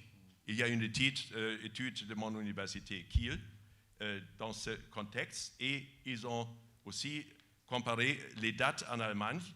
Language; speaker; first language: French; non-native, fluent; German